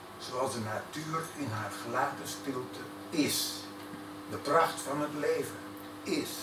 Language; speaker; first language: Dutch; native; Dutch